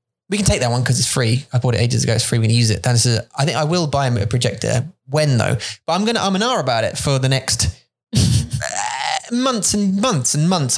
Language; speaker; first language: English; native; English